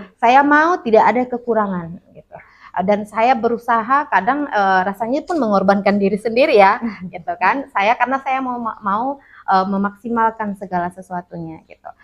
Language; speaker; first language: Indonesian; non-native, local second language; Minangkabau